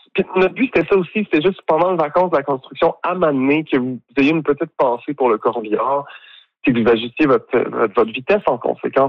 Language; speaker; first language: French; native; French